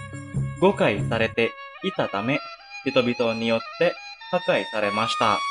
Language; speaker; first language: Japanese; non-native, fluent; Indonesian